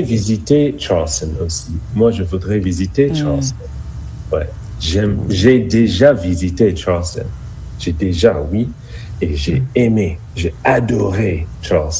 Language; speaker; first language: French; non-native, fluent; English